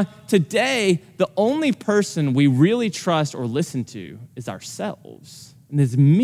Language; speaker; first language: English; native; English